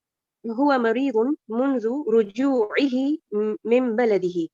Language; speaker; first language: Arabic; non-native, learner; Urdu